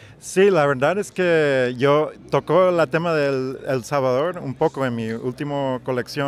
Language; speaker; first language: Spanish; non-native, learner; English